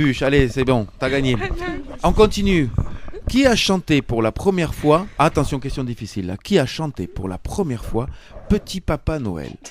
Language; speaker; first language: French; native; French